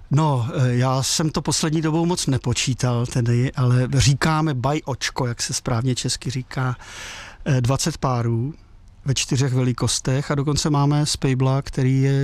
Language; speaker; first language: Czech; native; Czech